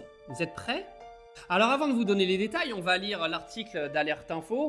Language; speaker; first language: French; native; French